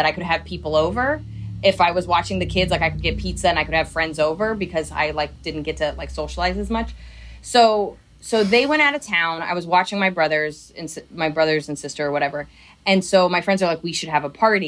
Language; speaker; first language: English; native; English